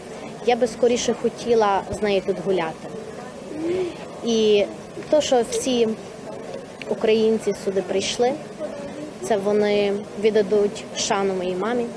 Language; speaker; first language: Ukrainian; native; Ukrainian